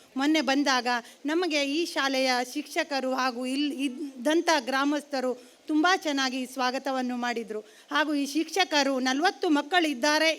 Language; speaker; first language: Kannada; native; Kannada